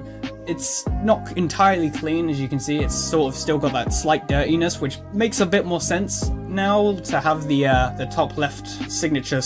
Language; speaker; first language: English; native; English